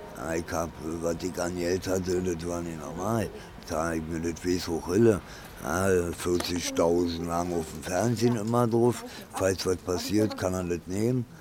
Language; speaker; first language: German; early bilingual, other home language; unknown